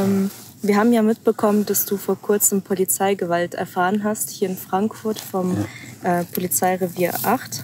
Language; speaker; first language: German; native; German